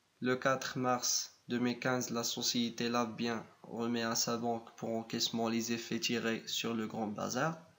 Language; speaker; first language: French; non-native, local second language; Arabic